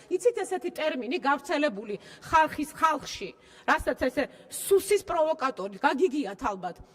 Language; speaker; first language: Georgian; native; Georgian